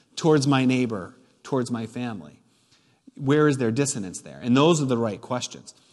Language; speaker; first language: English; native; English